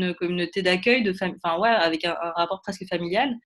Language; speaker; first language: French; native; French